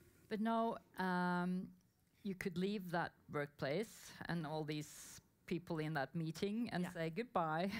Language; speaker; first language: English; non-native, fluent; Norwegian